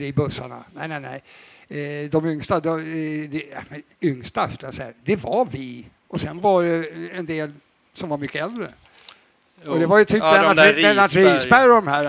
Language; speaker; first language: Swedish; native; Swedish